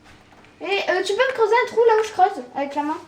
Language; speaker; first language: French; native; French